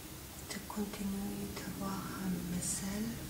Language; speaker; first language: French; non-native, fluent; Spanish